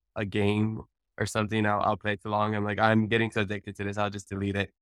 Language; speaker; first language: English; early bilingual, other home language; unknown